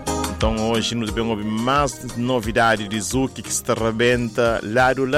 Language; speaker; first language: Portuguese; non-native, local second language; Kabuverdianu